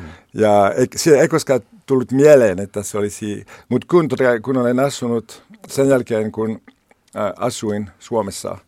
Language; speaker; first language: Finnish; non-native, learner; French